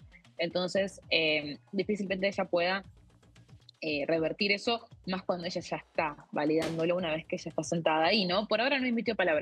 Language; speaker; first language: Spanish; native; Spanish